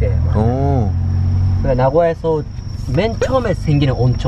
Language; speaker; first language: Korean; non-native, fluent; Japanese